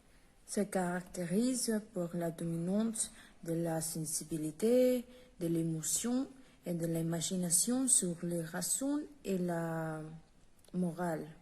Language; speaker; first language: French; non-native, learner; Spanish